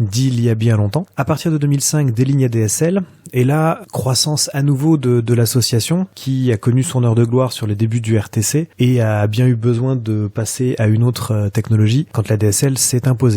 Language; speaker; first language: French; native; French